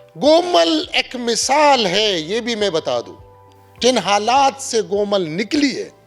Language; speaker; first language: Urdu; non-native, local second language; Pashto